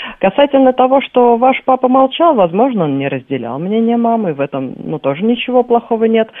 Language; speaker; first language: Russian; native; Russian